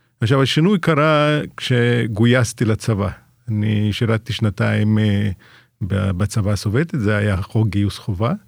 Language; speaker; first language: Hebrew; non-native, fluent; Russian